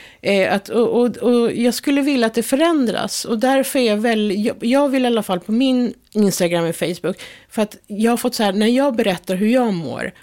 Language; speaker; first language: Swedish; early bilingual, other home language; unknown